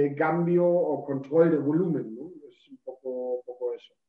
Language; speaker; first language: Spanish; non-native, fluent; German